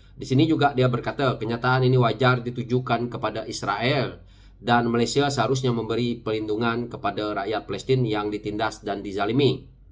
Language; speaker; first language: Malay; non-native, local second language; Iban